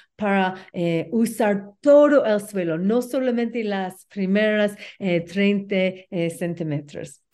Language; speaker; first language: Spanish; non-native, learner; English